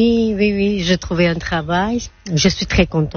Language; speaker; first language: French; non-native, learner; Georgian